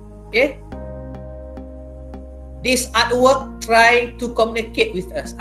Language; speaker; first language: English; non-native, local second language; Malay